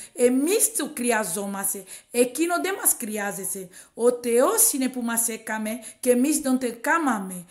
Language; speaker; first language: Greek; non-native, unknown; Swahili